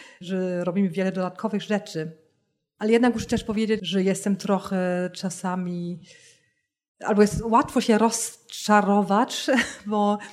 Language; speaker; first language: Polish; non-native, fluent; German